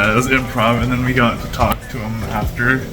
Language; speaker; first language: English; native; English